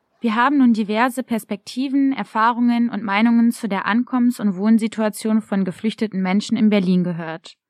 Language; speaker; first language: German; native; German